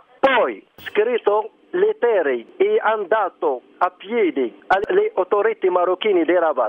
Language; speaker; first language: Italian; non-native, learner; Arabic